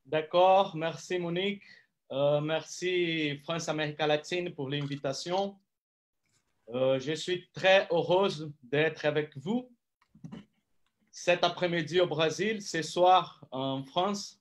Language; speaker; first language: French; non-native, fluent; Portuguese